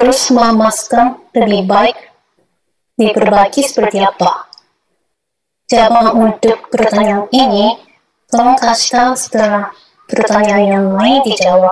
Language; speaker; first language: Indonesian; non-native, fluent; Japanese